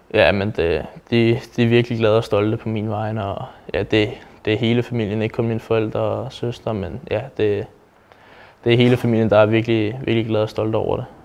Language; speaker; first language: Danish; native; Danish